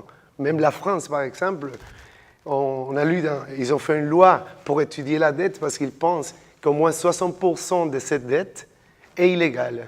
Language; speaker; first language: French; non-native, fluent; Spanish